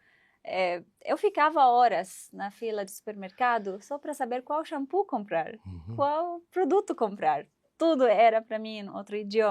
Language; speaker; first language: Portuguese; non-native, fluent; Arabic